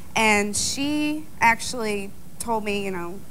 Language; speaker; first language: English; native; English